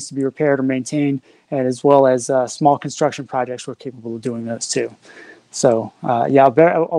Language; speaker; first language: English; native; English